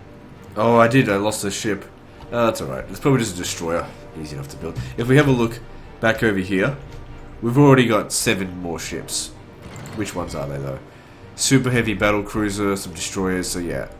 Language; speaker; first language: English; native; English